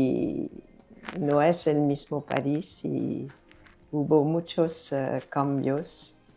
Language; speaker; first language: Spanish; non-native, fluent; French